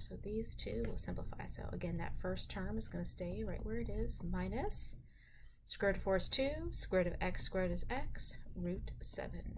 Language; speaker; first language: English; native; English